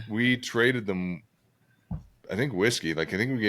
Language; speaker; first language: English; native; English